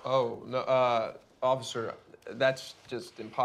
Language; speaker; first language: English; non-native, fluent; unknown